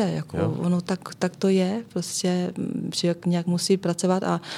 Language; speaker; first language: Czech; non-native, fluent; Vietnamese